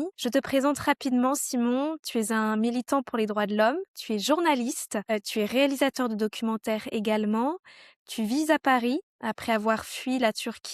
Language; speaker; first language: French; native; French